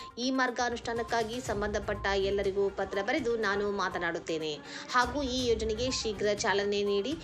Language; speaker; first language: Kannada; native; Kannada